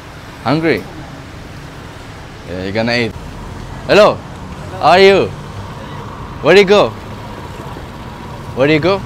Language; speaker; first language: English; non-native, learner; Arabic